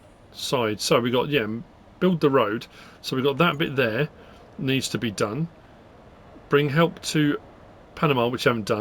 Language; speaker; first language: English; native; English